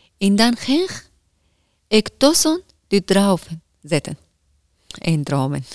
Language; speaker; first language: Dutch; non-native, learner; Arabic